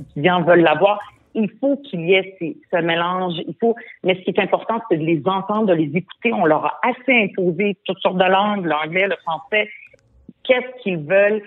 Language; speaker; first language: French; early bilingual, other home language; Arabic